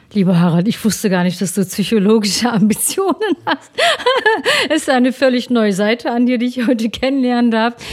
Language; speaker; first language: German; early bilingual, other home language; Turkish